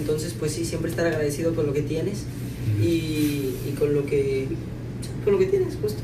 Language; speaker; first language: Spanish; native; Spanish